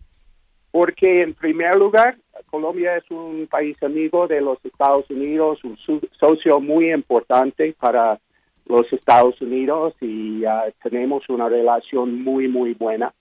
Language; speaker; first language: Spanish; non-native, fluent; English